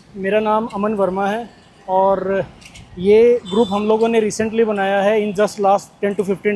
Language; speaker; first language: Hindi; native; Hindi